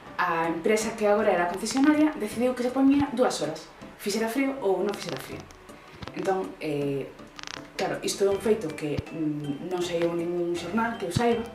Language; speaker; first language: Galician; native; Galician